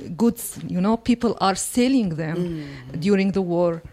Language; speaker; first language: English; non-native, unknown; Kurdish